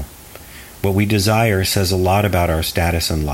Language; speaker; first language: English; native; English